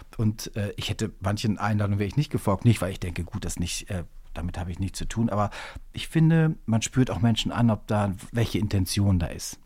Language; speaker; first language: German; native; German